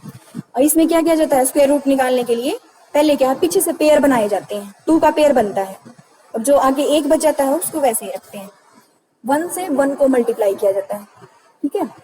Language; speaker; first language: Hindi; native; Hindi